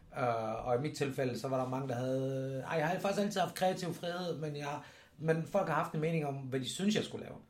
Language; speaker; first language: Danish; native; Danish